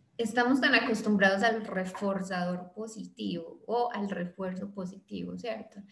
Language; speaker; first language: Spanish; native; Spanish